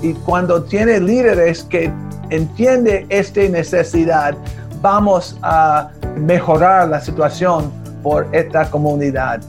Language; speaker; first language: Spanish; early bilingual, heritage; Spanish